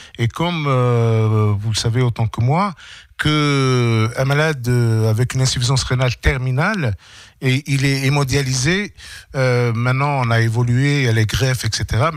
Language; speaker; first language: French; non-native, local second language; Arabic